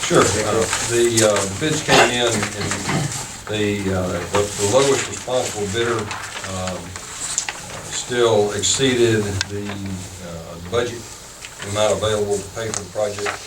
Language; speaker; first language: English; native; English